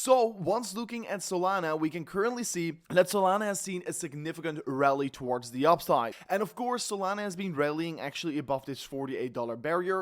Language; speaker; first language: English; non-native, fluent; Dutch